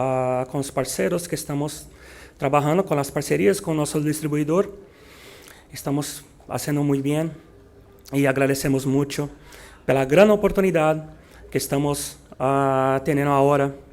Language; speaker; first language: Spanish; non-native, learner; Portuguese